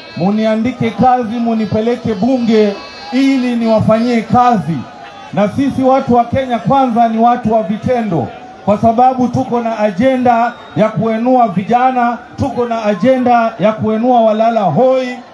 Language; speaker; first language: Swahili; native; Swahili